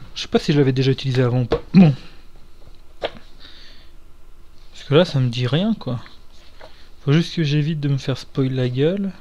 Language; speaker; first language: French; native; French